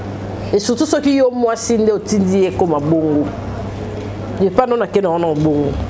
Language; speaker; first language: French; non-native, local second language; Lingala